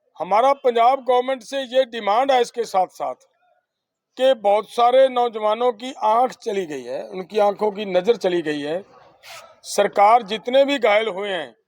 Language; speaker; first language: Hindi; non-native, local second language; Punjabi